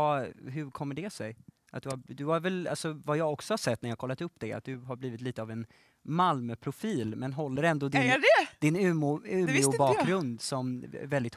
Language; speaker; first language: Swedish; native; Swedish